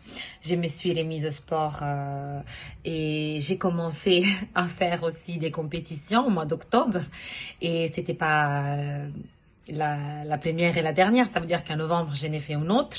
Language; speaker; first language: French; non-native, fluent; Italian